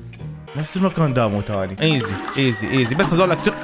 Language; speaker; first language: Arabic; native; Arabic